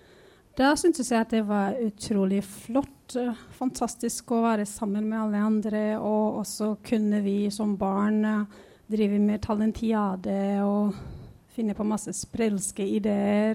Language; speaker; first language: Norwegian; non-native, fluent; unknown